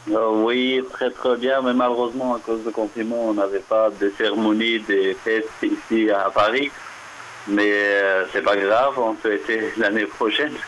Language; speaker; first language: French; non-native, fluent; Persian